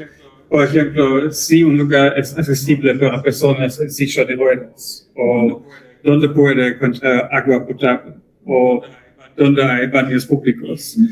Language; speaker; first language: Spanish; non-native, learner; German